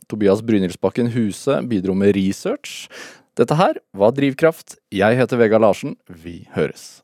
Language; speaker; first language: Norwegian; native; Norwegian